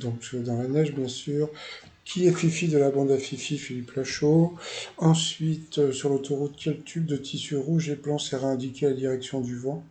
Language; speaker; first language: French; native; French